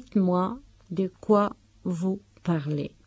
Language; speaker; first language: French; non-native, fluent; Spanish